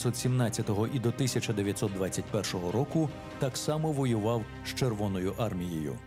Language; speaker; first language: Ukrainian; native; Ukrainian